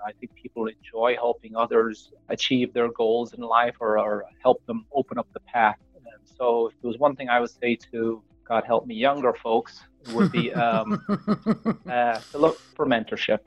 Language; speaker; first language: English; native; English